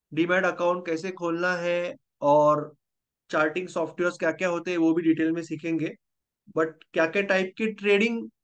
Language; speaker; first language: Hindi; non-native, local second language; Marathi